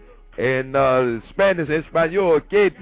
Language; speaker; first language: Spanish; non-native, learner; English